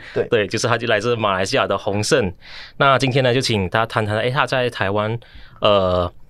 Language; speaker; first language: Chinese; native; Chinese